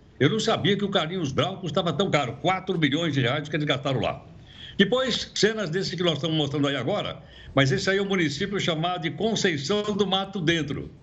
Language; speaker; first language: Portuguese; native; Portuguese